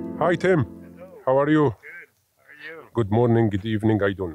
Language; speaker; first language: English; non-native, fluent; Arabic